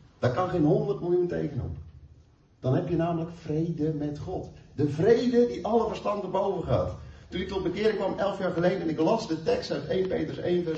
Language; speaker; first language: Dutch; native; Dutch